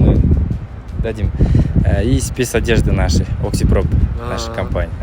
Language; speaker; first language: Russian; non-native, local second language; Kazakh